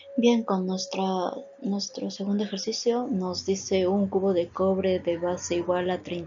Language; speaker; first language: Spanish; native; Spanish